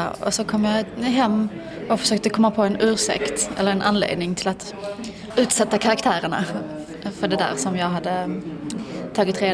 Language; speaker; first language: Swedish; early bilingual, other home language; Persian